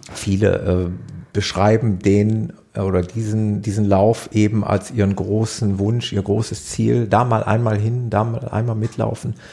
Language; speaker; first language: German; native; German